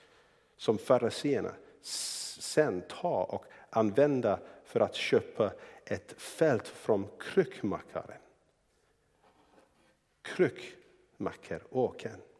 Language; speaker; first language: Swedish; non-native, fluent; English